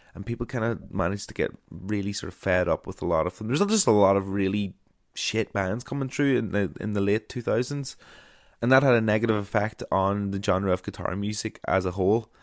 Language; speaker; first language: English; native; English